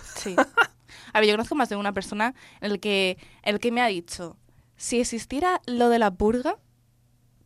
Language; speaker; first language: Spanish; native; Spanish